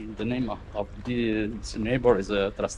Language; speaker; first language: English; non-native, learner; Italian